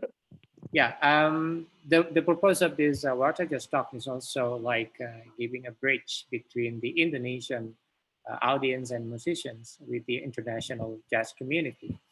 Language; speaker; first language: English; non-native, fluent; Indonesian